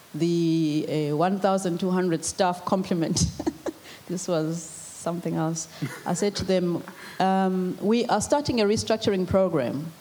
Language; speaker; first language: English; non-native, local second language; Zulu